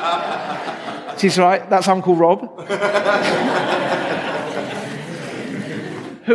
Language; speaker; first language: English; native; English